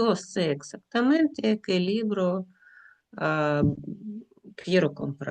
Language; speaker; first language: Spanish; non-native, learner; Russian